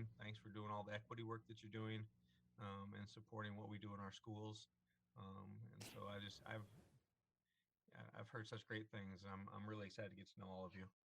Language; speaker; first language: English; native; English